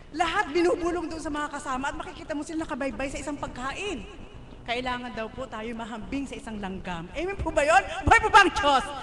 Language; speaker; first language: Filipino; non-native, local second language; Cebuano